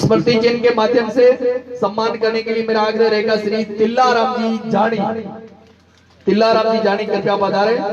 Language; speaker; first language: Hindi; native; Hindi